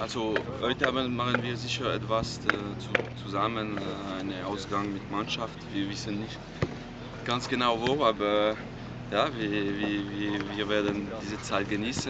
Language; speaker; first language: German; non-native, local second language; French